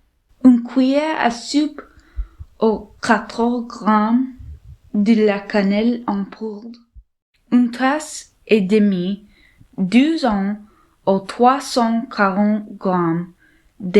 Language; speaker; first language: French; non-native, learner; English